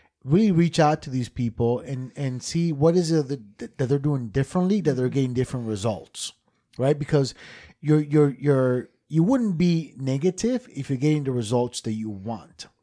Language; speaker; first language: English; early bilingual, other home language; Spanish